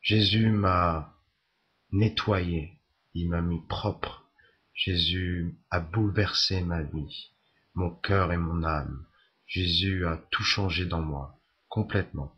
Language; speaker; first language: French; native; French